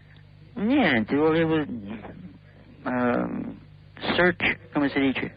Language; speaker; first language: Italian; non-native, learner; English